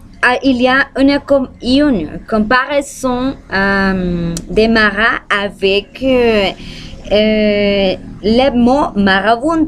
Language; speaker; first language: French; non-native, learner; Spanish